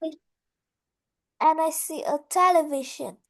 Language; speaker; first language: English; non-native, learner; Vietnamese